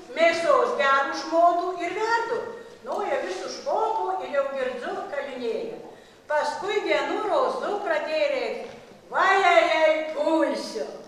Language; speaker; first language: Lithuanian; native; Lithuanian